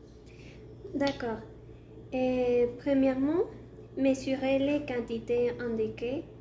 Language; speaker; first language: French; non-native, learner; Spanish